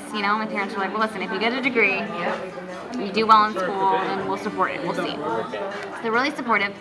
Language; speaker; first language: English; native; English